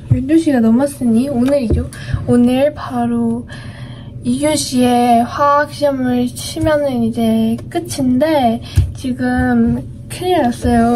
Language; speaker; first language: Korean; early bilingual, heritage; Korean